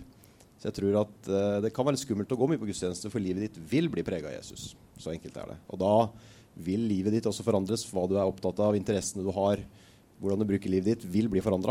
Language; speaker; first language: Norwegian; native; Norwegian